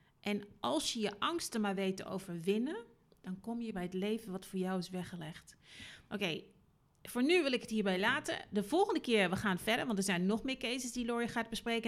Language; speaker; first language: Dutch; native; Dutch